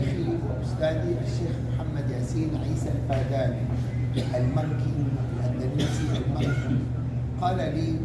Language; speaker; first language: Arabic; native; Arabic